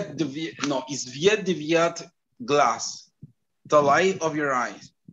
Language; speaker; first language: English; non-native, fluent; Spanish